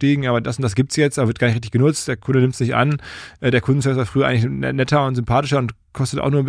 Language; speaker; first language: German; native; German